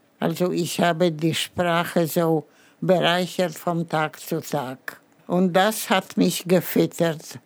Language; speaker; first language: German; non-native, fluent; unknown